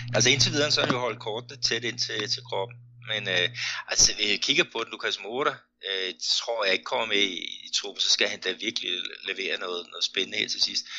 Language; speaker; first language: Danish; native; Danish